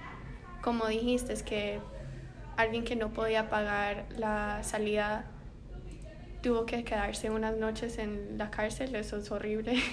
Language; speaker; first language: Spanish; early bilingual, heritage; Spanish